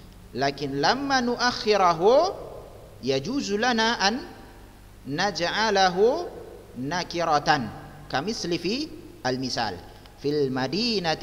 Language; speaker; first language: Arabic; non-native, fluent; Indonesian